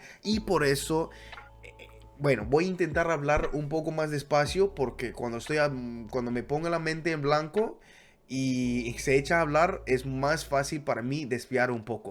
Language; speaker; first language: Spanish; non-native, fluent; English